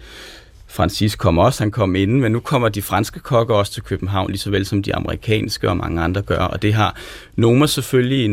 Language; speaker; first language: Danish; native; Danish